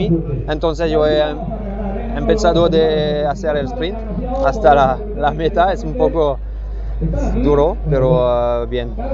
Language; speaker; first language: Spanish; non-native, learner; French